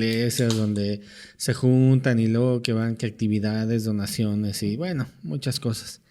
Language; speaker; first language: Spanish; native; Spanish